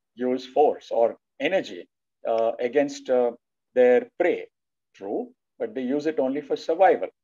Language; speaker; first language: English; non-native, local second language; Telugu